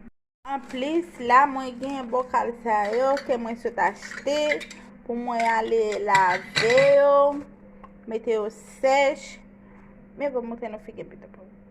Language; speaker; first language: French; non-native, local second language; Haitian Creole